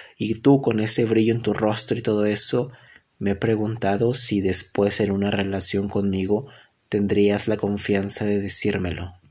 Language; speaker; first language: Spanish; native; Spanish